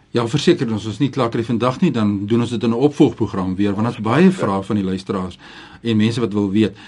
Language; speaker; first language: Afrikaans; native; Afrikaans